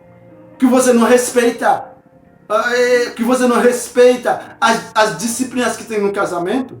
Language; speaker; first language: Portuguese; non-native, fluent; Haitian Creole